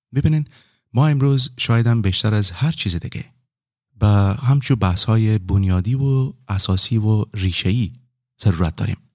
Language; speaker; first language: Persian; native; Persian